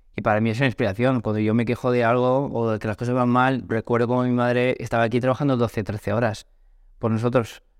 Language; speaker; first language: Spanish; early bilingual, other home language; Portuguese